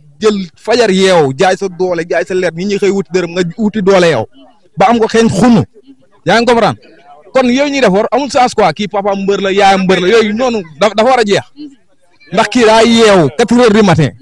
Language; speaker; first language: Wolof; native; Wolof